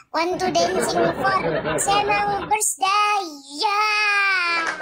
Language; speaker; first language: English; non-native, learner; Indonesian